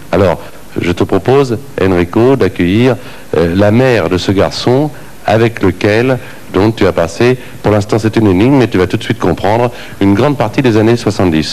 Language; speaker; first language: French; native; French